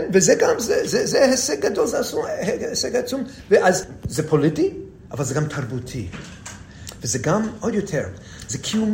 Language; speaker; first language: Hebrew; non-native, fluent; English